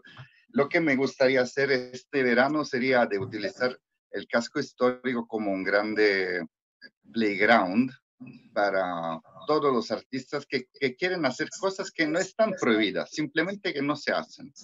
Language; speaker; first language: Spanish; non-native, fluent; Italian